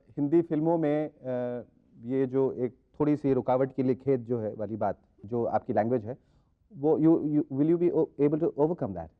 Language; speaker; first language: Hindi; native; Hindi